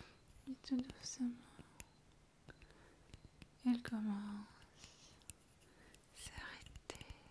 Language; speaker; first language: French; non-native, fluent; Russian